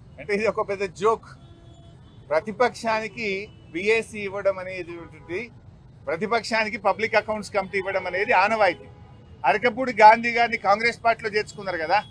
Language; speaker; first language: Telugu; native; Telugu